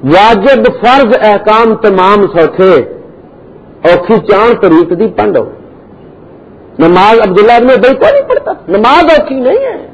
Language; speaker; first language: Urdu; native; Urdu